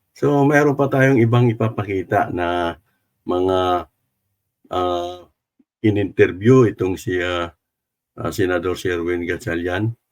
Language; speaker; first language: Filipino; non-native, local second language; Cebuano